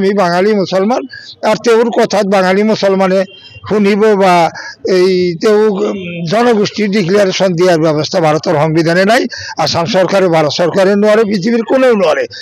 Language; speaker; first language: Assamese; non-native, local second language; Bangla